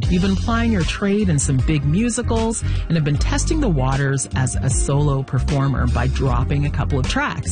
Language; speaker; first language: English; native; English